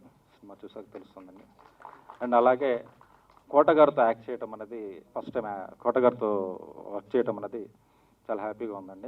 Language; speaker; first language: Telugu; native; Telugu